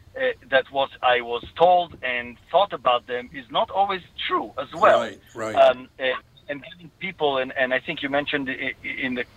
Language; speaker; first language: English; non-native, fluent; Hebrew